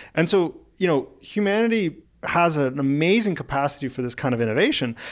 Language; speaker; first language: English; early bilingual, other home language; Russian